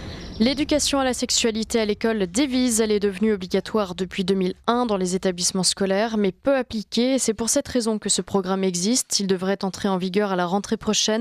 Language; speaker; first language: French; native; French